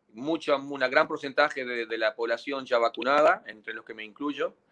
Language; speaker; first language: Spanish; native; Spanish